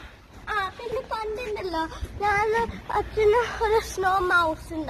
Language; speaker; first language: Malayalam; early bilingual, heritage; Malayalam